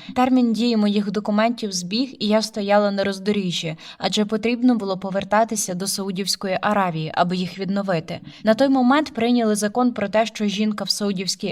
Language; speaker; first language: Ukrainian; early bilingual, heritage; Ukrainian